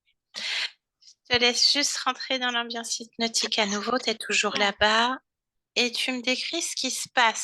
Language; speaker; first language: French; native; French